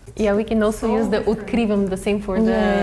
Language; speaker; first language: English; non-native, fluent; Bulgarian